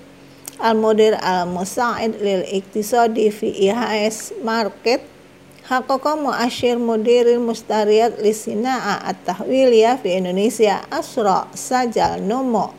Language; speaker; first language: Arabic; non-native, fluent; Indonesian